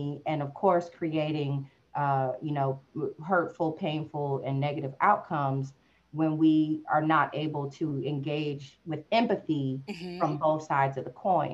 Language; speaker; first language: English; native; English